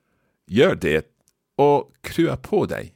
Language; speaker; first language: Swedish; non-native, learner; English